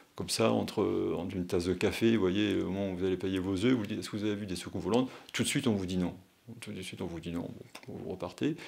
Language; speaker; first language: French; native; French